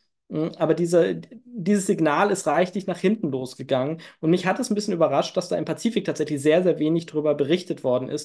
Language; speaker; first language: German; native; German